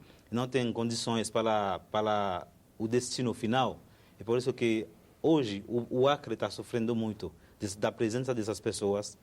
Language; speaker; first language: Portuguese; non-native, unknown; Haitian Creole